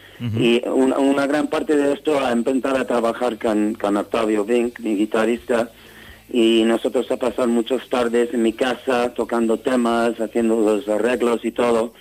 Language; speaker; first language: Spanish; non-native, learner; English